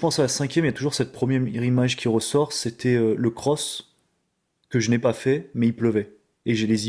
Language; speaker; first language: French; native; French